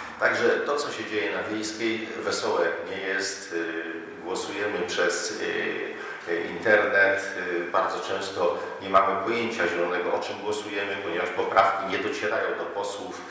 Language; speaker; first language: Polish; native; Polish